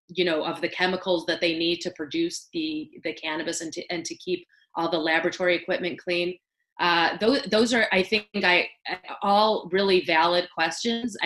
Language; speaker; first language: English; native; English